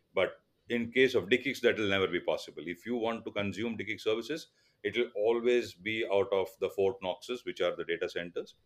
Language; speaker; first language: English; non-native, local second language; Tulu